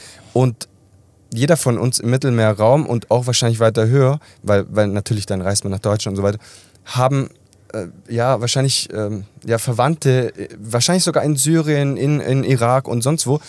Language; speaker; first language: German; early bilingual, other home language; Italian